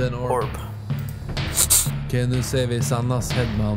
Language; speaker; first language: Swedish; native; Swedish